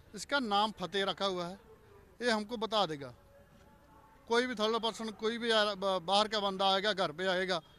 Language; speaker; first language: Hindi; native; Hindi